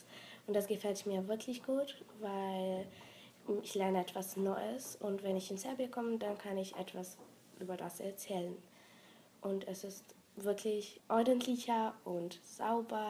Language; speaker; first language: German; non-native, learner; Serbian